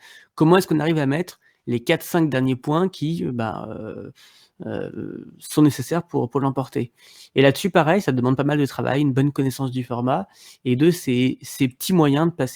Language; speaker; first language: French; native; French